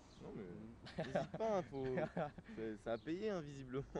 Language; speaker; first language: French; native; French